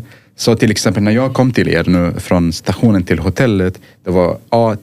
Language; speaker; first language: Swedish; non-native, fluent; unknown